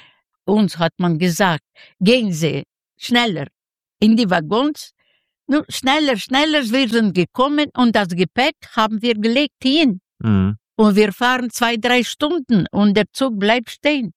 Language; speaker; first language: German; non-native, fluent; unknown